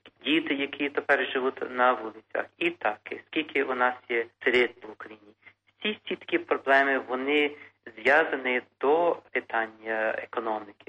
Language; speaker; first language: Ukrainian; early bilingual, heritage; Ukrainian